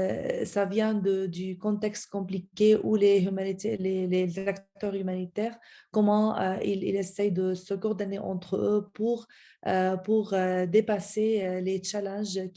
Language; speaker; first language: French; non-native, fluent; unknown